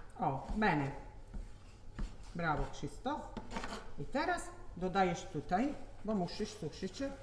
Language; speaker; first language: Polish; non-native, learner; Italian